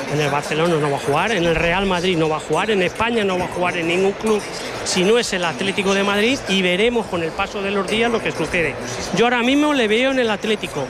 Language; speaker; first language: Spanish; native; Spanish